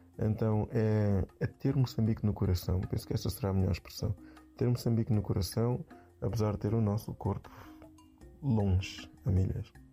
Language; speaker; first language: Portuguese; native; Portuguese